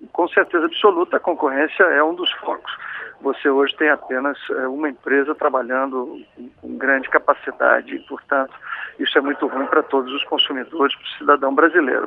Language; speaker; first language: Portuguese; native; Portuguese